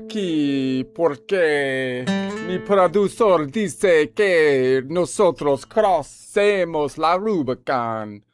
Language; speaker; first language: Spanish; non-native, learner; English